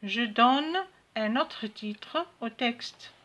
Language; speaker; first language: French; non-native, local second language; Arabic